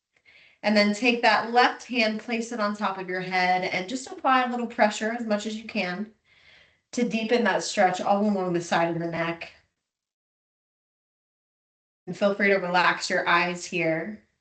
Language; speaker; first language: English; native; English